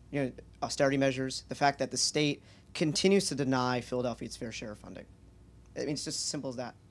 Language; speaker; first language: English; native; English